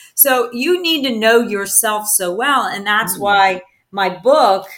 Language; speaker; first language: English; early bilingual, other home language; Italian